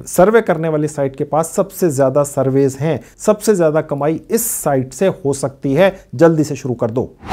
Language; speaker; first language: Hindi; native; Hindi